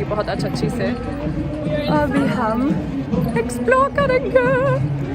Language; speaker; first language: Hindi; non-native, learner; German